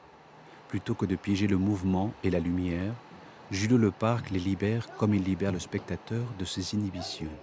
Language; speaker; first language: French; native; French